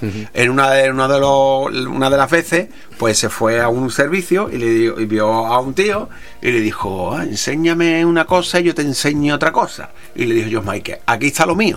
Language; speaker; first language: Spanish; native; Spanish